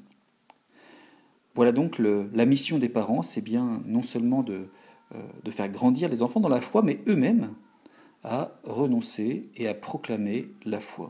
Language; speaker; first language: French; native; French